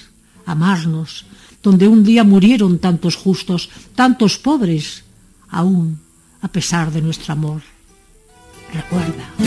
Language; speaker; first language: Spanish; native; Spanish